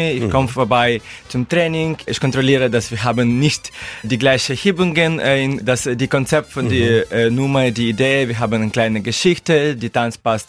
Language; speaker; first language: German; non-native, learner; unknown